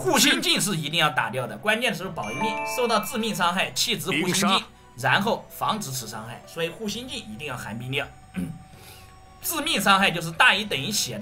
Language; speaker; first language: Chinese; native; Chinese